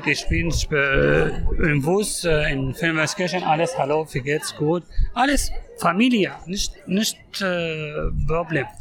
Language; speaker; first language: German; non-native, learner; Arabic